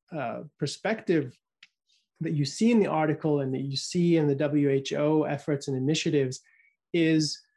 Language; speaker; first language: English; native; English